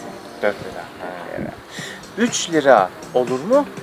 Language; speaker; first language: Turkish; non-native, fluent; English